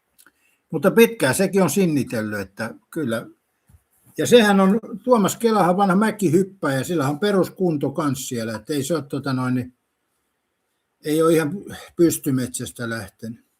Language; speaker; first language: Finnish; native; Finnish